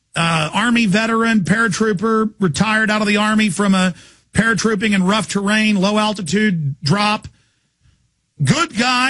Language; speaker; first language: English; native; English